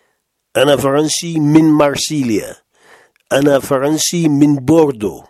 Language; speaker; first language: Arabic; non-native, fluent; French